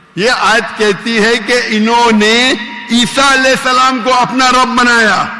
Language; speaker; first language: Urdu; non-native, local second language; Konkani